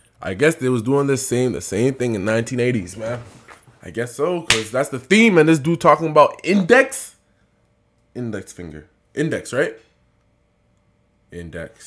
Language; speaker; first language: English; native; English